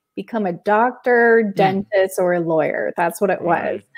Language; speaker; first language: English; native; English